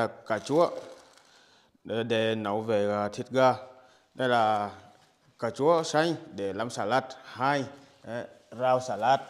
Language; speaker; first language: Vietnamese; non-native, learner; Portuguese